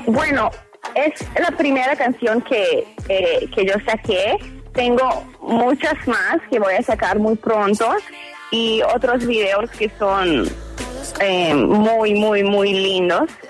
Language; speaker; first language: Spanish; early bilingual, heritage; Hebrew